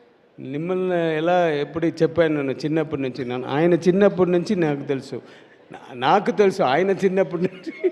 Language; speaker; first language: Telugu; non-native, learner; Tamil